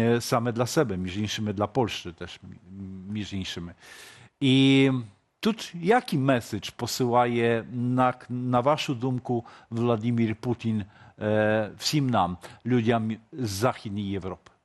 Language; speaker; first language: Polish; non-native, learner; Ukrainian